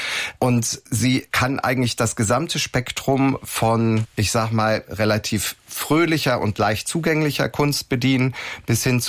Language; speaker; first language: German; native; German